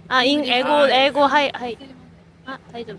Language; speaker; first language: Japanese; non-native, learner; Korean